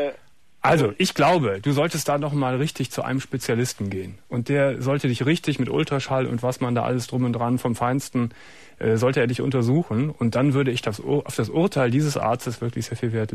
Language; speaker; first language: German; native; German